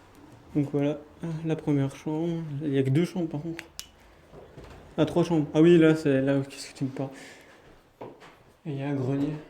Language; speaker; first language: French; native; French